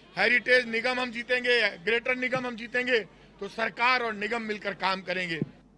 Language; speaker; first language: Hindi; native; Hindi